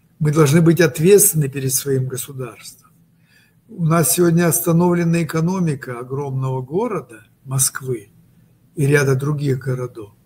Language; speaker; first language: Russian; native; Russian